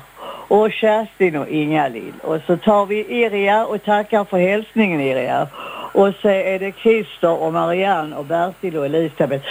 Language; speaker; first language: Swedish; native; Swedish